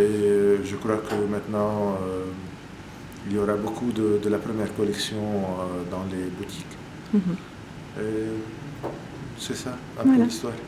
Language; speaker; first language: French; non-native, local second language; Arabic